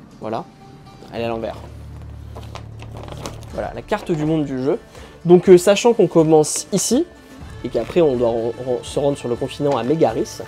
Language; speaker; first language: French; native; French